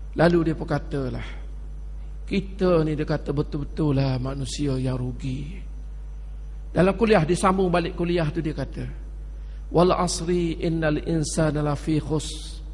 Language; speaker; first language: Malay; native; Malay